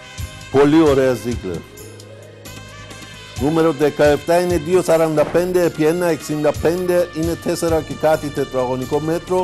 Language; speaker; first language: Greek; non-native, learner; Persian